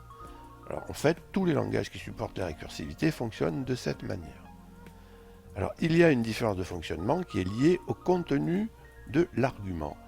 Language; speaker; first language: French; native; French